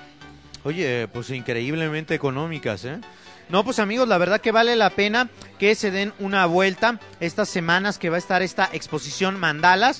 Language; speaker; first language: Spanish; native; Spanish